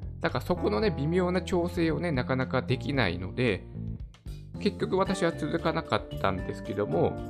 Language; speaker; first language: Japanese; native; Japanese